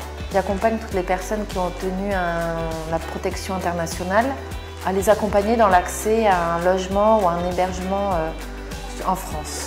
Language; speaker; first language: French; native; French